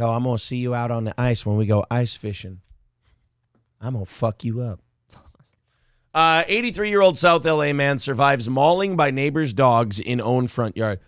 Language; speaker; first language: English; native; English